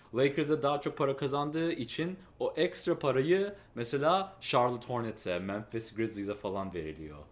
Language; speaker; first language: Turkish; early bilingual, heritage; Turkish